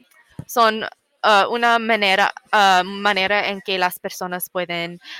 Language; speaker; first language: Spanish; non-native, learner; English